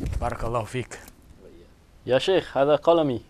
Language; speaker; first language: Arabic; non-native, learner; English